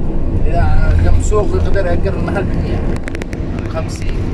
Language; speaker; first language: Arabic; native; Arabic